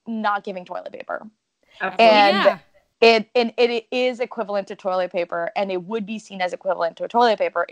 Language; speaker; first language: English; non-native, fluent; French